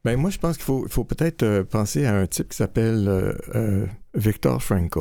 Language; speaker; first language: French; native; French